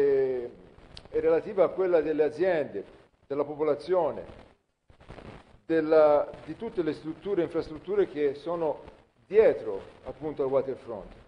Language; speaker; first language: Italian; native; Italian